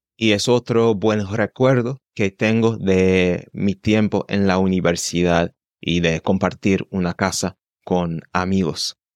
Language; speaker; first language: Spanish; non-native, fluent; English